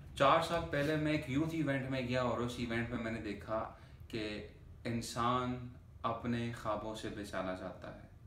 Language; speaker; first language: Urdu; non-native, fluent; Persian